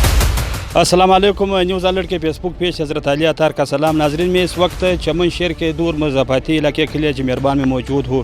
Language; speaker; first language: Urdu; non-native, local second language; Pashto